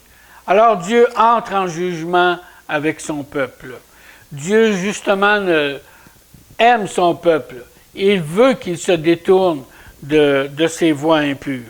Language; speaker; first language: French; native; French